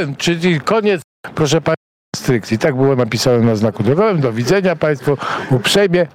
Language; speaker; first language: Polish; native; Polish